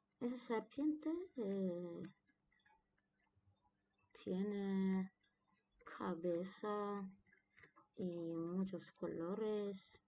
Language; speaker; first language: Spanish; non-native, learner; Turkish